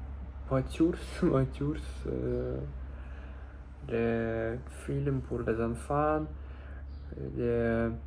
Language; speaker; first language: French; non-native, learner; Russian